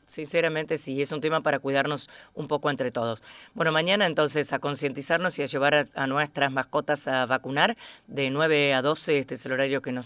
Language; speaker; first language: Spanish; native; Spanish